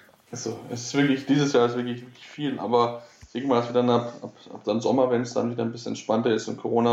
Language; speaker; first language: German; native; German